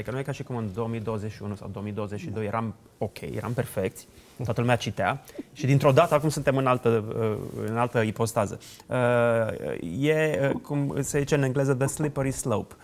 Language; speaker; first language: Romanian; native; Romanian